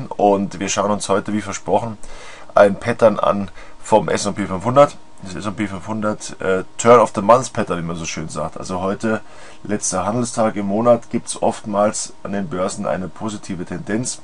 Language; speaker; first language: German; native; German